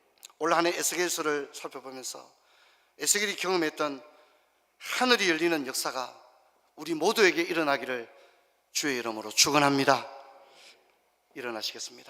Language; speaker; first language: Korean; native; Korean